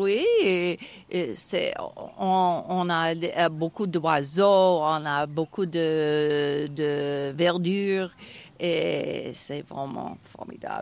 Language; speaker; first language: French; non-native, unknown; English